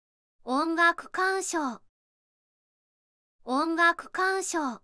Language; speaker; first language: Japanese; native; Japanese